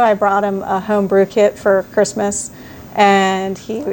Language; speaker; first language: English; native; English